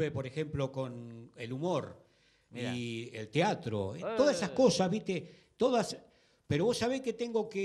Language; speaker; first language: Spanish; native; Spanish